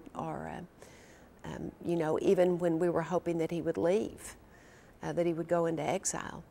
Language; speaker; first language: English; native; English